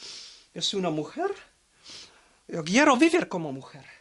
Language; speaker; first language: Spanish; non-native, learner; French